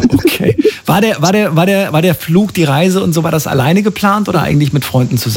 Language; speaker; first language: German; native; German